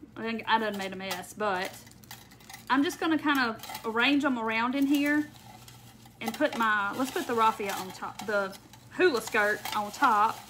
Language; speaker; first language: English; native; English